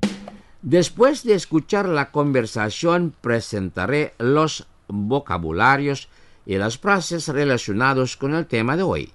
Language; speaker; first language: Spanish; non-native, fluent; Indonesian